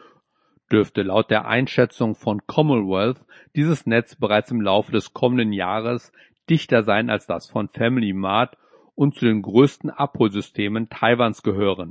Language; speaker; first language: German; native; German